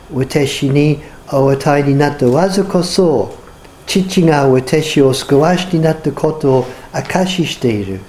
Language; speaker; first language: Japanese; non-native, fluent; English